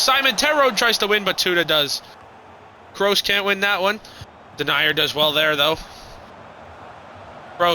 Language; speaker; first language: English; native; English